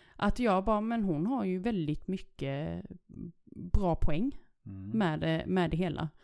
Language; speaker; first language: Swedish; early bilingual, other home language; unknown